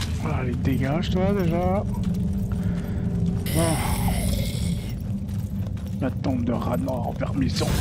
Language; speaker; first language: French; native; French